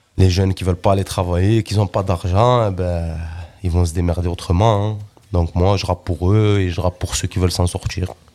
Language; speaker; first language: French; native; French